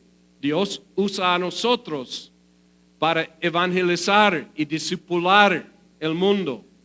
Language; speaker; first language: Spanish; non-native, fluent; English